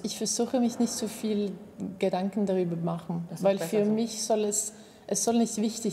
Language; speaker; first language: German; non-native, fluent; Swedish